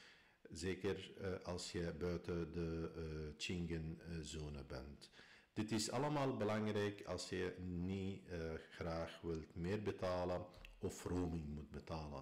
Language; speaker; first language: Dutch; non-native, fluent; Arabic